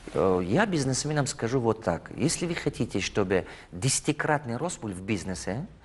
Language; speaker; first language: Russian; non-native, fluent; Tajik